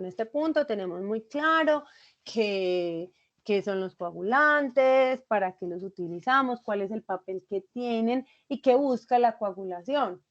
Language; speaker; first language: Spanish; native; Spanish